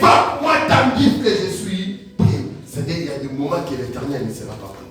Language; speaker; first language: French; non-native, local second language; Lingala